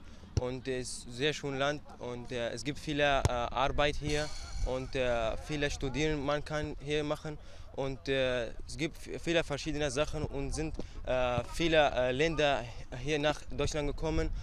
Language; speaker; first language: German; non-native, learner; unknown